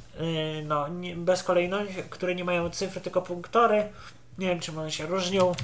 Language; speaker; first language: Polish; native; Polish